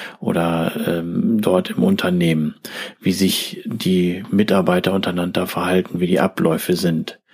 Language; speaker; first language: German; native; German